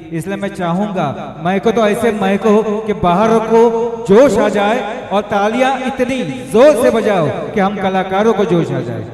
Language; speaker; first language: Hindi; non-native, local second language; Marathi